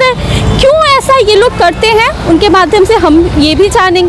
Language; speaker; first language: Hindi; native; Hindi